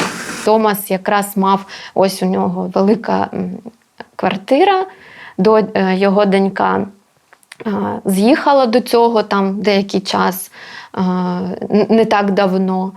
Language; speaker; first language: Ukrainian; non-native, local second language; Russian